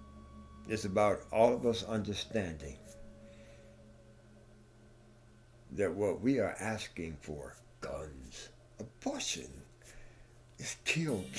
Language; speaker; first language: English; native; English